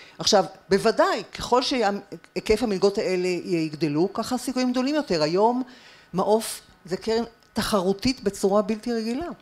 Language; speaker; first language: Hebrew; native; Hebrew